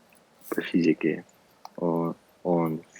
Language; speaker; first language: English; non-native, learner; Russian